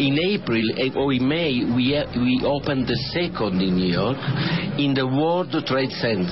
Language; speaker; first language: English; non-native, learner; Italian